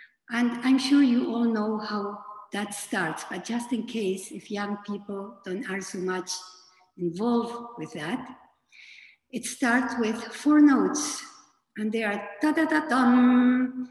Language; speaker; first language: English; non-native, fluent; Spanish